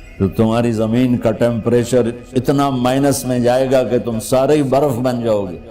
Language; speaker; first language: Urdu; non-native, local second language; Punjabi